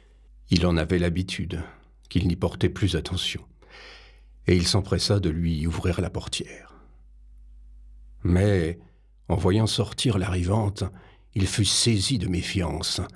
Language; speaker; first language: French; native; French